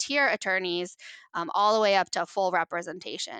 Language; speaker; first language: English; native; English